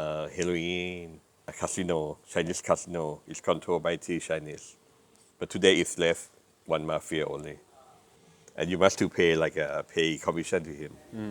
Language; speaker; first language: English; non-native, learner; Thai